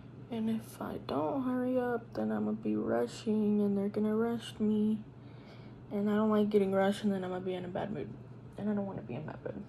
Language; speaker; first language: English; early bilingual, other home language; Spanish